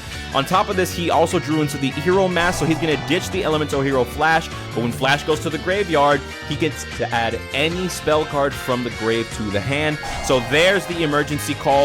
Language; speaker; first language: English; native; English